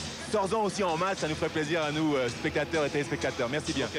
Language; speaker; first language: French; native; French